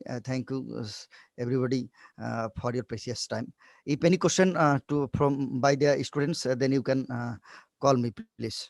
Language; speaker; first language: English; non-native, local second language; Bangla